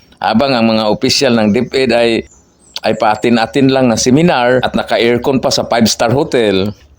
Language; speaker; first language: Filipino; non-native, local second language; Cebuano